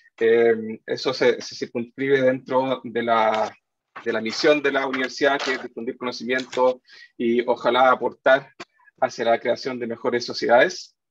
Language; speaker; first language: Spanish; native; Spanish